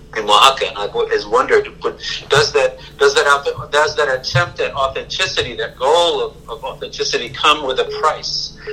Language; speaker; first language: English; native; English